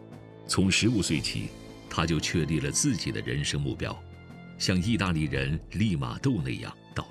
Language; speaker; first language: Chinese; native; Chinese